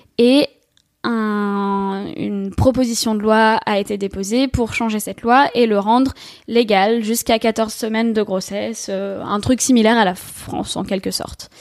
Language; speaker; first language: French; native; French